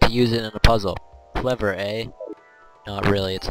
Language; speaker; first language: English; native; English